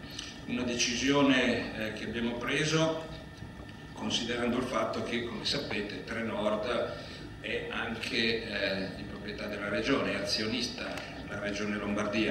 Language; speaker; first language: Italian; native; Italian